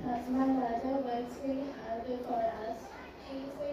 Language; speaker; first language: English; non-native, learner; Bangla